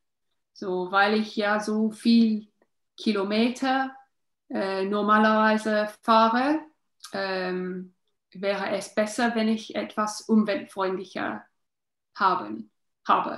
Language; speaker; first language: German; non-native, learner; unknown